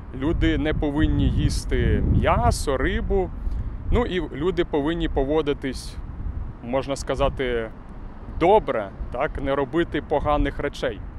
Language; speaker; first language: Ukrainian; native; Ukrainian